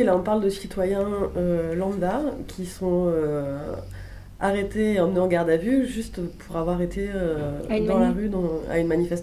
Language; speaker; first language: French; native; French